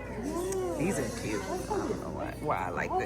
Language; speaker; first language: English; native; English